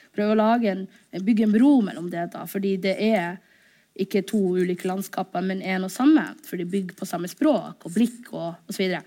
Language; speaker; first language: Norwegian; early bilingual, other home language; Somali